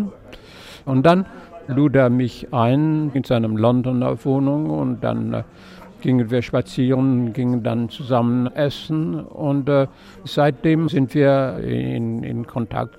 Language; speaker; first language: German; non-native, fluent; French